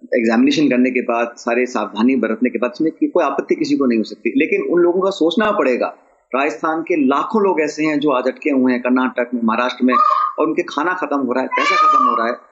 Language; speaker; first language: Hindi; native; Hindi